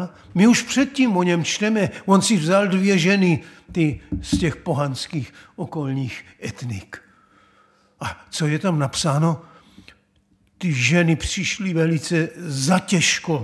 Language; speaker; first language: Czech; native; Czech